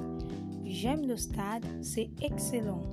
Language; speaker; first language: French; non-native, learner; English